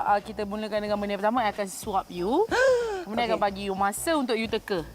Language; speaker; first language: Malay; native; Malay